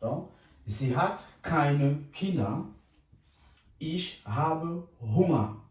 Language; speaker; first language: German; non-native, fluent; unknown